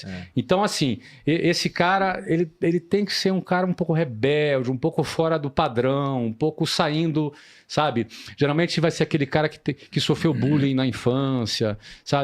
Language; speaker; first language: Portuguese; native; Portuguese